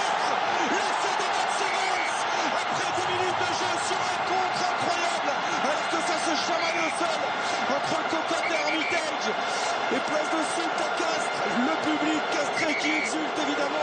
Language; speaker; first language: French; native; French